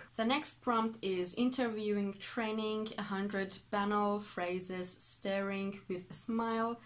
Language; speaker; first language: English; non-native, fluent; Persian